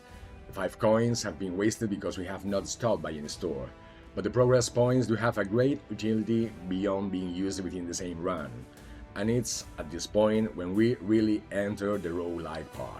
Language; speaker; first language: English; non-native, fluent; Spanish